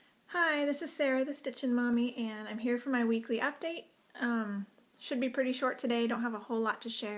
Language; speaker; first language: English; native; English